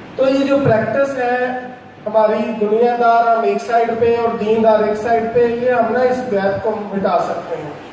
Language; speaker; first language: Urdu; non-native, local second language; Punjabi